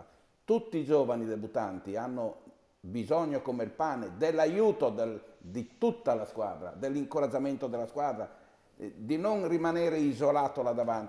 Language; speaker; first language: Italian; native; Italian